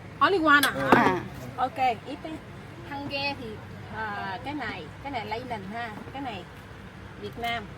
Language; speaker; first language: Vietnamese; non-native, learner; Korean